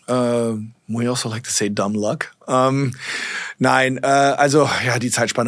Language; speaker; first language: English; early bilingual, other home language; German